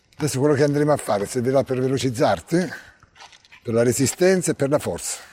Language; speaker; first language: Italian; native; Italian